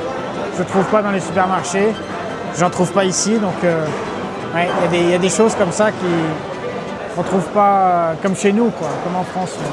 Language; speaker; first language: French; native; French